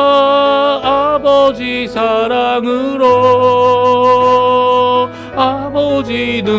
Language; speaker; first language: Korean; native; Korean